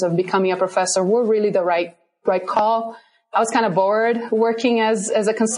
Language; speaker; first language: English; non-native, fluent; Portuguese